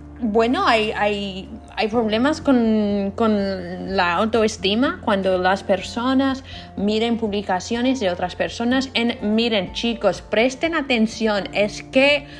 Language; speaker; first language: Spanish; non-native, learner; English